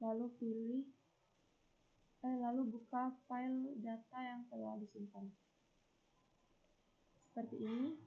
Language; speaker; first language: Indonesian; native; Indonesian